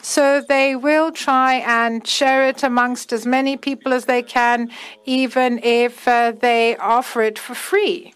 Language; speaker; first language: English; non-native, fluent; German